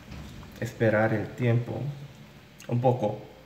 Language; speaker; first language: Spanish; non-native, learner; Korean